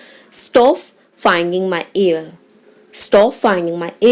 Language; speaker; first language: English; non-native, local second language; Hindi